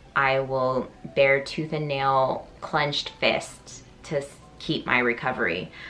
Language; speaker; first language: English; native; English